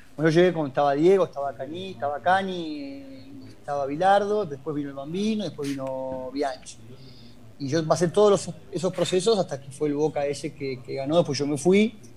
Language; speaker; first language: Spanish; native; Spanish